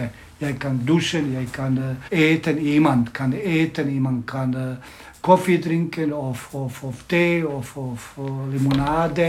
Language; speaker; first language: Dutch; non-native, learner; Bosnian